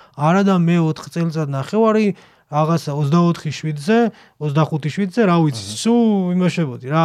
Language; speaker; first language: Georgian; native; Georgian